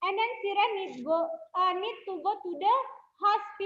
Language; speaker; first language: English; non-native, learner; Indonesian